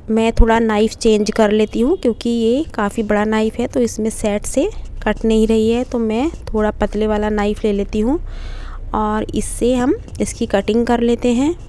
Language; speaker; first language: Hindi; native; Hindi